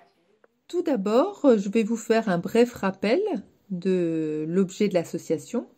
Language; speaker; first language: French; native; French